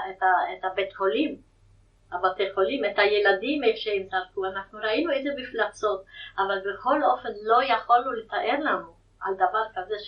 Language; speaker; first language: Hebrew; non-native, fluent; Yiddish